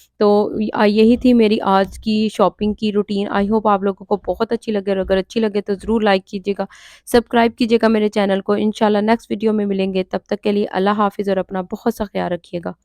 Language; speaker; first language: Urdu; non-native, local second language; Punjabi